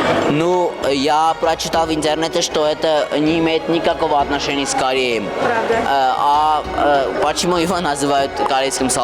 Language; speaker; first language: Russian; non-native, local second language; Armenian